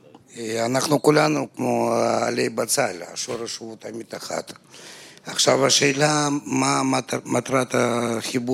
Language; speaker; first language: Hebrew; non-native, fluent; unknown